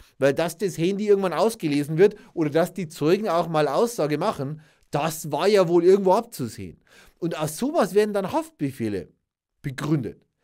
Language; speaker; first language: German; native; German